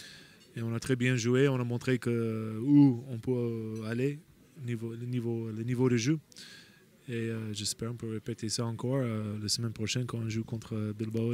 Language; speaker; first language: French; non-native, fluent; English